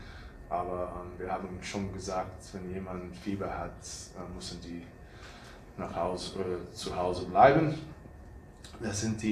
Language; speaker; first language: German; non-native, learner; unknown